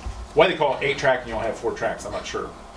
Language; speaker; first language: English; native; English